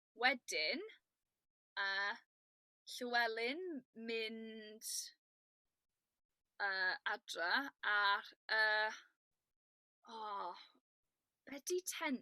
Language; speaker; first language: Welsh; non-native, learner; English